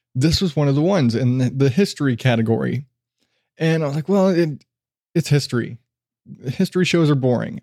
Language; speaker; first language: English; native; English